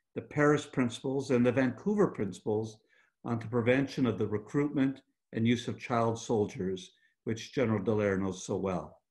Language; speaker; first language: English; native; English